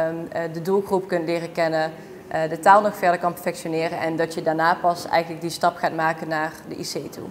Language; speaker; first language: Dutch; native; Dutch